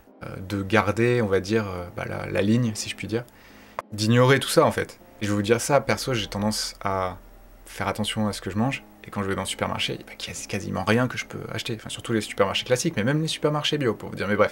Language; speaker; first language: French; native; French